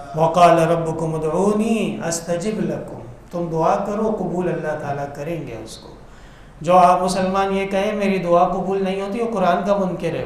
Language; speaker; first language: Urdu; non-native, local second language; Pashto